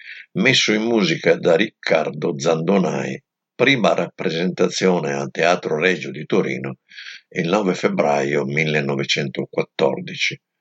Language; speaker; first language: Italian; native; Italian